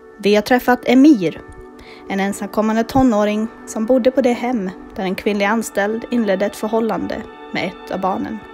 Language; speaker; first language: Swedish; native; Swedish